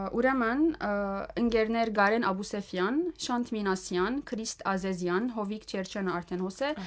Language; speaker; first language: Armenian; early bilingual, heritage; Armenian